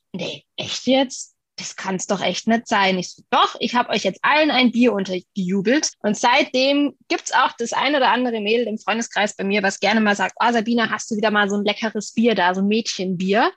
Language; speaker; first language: German; native; German